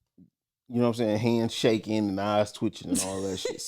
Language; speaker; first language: English; native; English